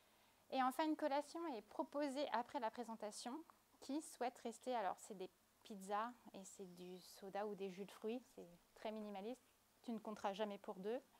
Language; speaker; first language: French; native; French